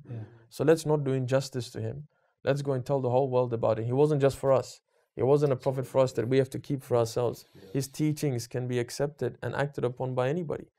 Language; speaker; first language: English; native; English